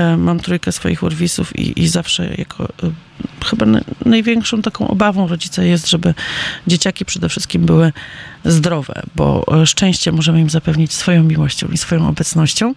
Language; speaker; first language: Polish; native; Polish